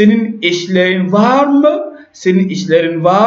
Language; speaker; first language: Turkish; non-native, learner; French